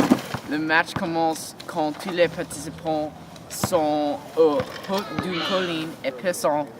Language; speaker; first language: French; non-native, learner; English